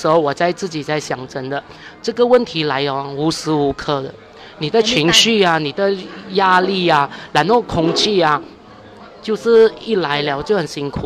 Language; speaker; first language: Chinese; native; Chinese